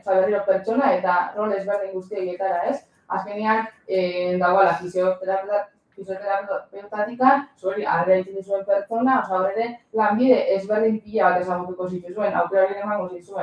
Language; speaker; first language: Basque; native; Basque